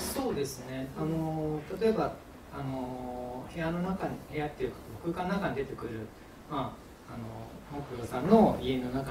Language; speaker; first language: Japanese; native; Japanese